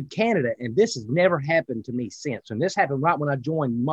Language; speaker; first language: English; native; English